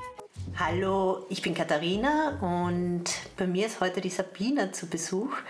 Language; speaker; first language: German; native; German